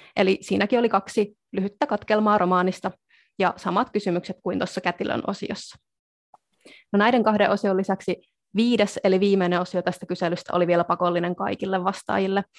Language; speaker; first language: Finnish; native; Finnish